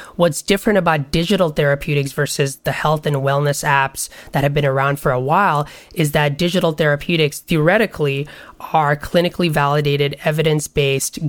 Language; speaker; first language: English; non-native, local second language; Bangla